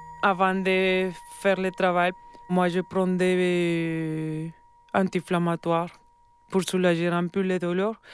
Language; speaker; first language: French; non-native, learner; Spanish